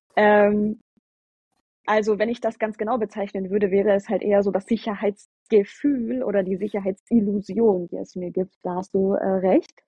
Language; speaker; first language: German; early bilingual, other home language; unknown